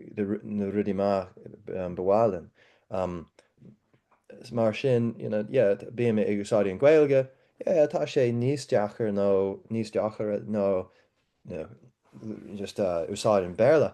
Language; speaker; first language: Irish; non-native, learner; English